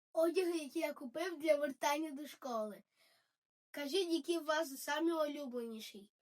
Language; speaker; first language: Ukrainian; early bilingual, heritage; Ukrainian